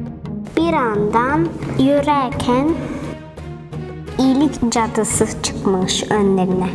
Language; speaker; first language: Turkish; early bilingual, heritage; Turkish